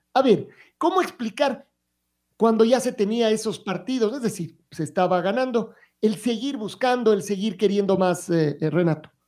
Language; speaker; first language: Spanish; native; Spanish